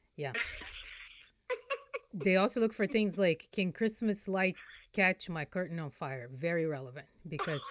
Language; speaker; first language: English; non-native, fluent; Portuguese